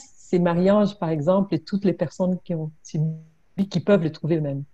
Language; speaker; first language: French; non-native, local second language; Kinyarwanda